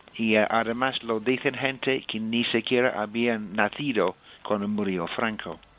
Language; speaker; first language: Spanish; non-native, fluent; English